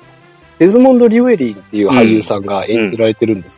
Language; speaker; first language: Japanese; native; Japanese